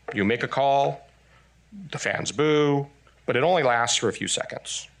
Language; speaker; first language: English; non-native, fluent; Chinese